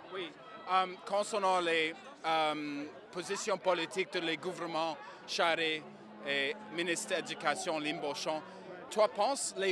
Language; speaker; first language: French; non-native, learner; English